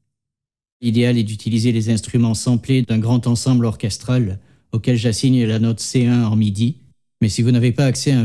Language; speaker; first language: French; native; French